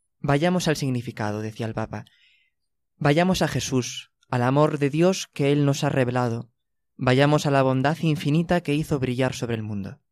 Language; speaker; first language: Spanish; native; Spanish